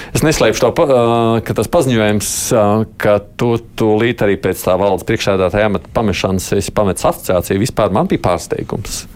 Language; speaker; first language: Latvian; native; Latvian